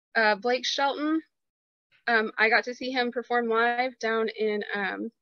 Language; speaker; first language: English; native; English